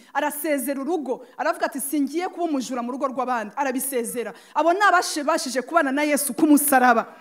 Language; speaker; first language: Kinyarwanda; native; Kinyarwanda